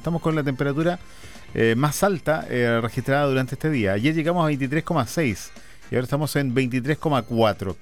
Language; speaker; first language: Spanish; native; Spanish